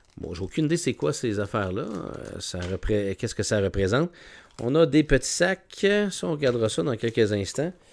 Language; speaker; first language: French; native; French